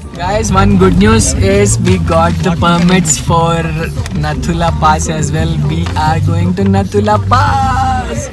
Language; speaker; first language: English; non-native, local second language; Telugu